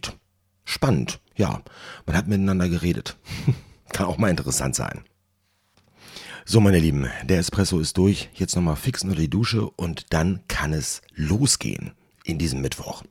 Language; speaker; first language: German; native; German